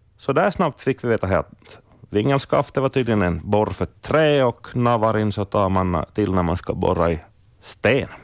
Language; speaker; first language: Swedish; native; Swedish